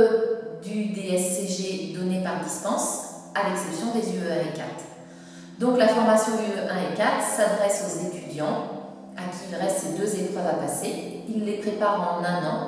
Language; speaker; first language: French; native; French